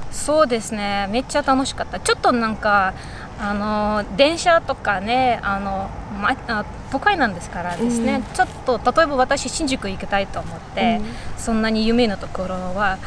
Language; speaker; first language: Japanese; non-native, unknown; Bashkir